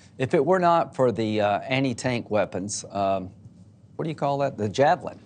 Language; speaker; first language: English; native; English